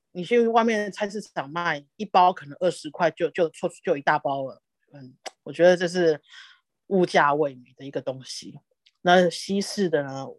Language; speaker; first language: Chinese; native; Chinese